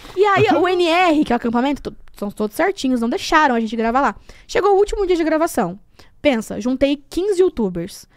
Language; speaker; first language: Portuguese; native; Portuguese